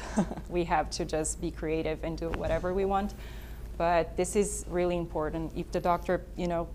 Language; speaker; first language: English; non-native, fluent; Portuguese